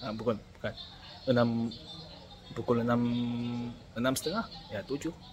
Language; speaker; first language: Malay; non-native, fluent; Korean